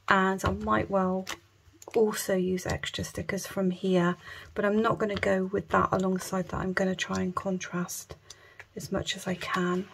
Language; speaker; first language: English; native; English